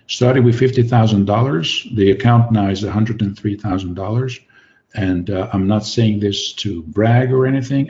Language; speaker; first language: English; non-native, fluent; Hungarian